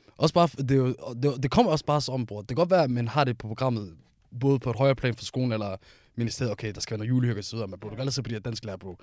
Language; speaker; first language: Danish; early bilingual, other home language; Somali